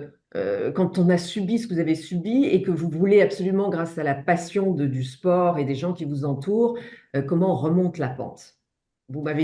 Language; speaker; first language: French; native; French